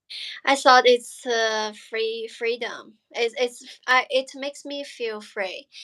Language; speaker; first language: English; non-native, learner; Chinese